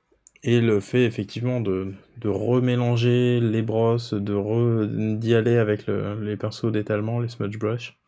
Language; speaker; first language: French; native; French